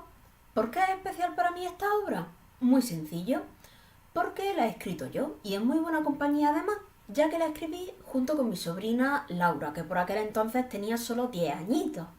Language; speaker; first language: Spanish; native; Spanish